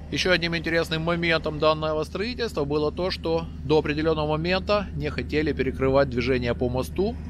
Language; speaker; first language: Russian; native; Russian